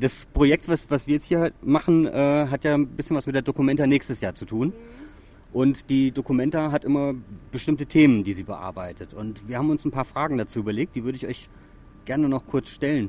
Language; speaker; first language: German; native; German